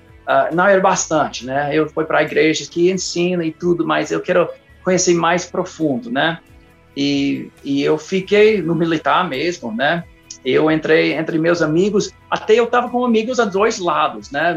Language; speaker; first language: Portuguese; non-native, fluent; English